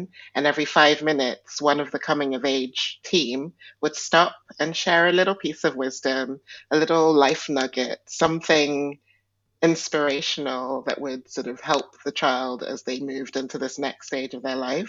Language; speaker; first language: English; non-native, local second language; Igbo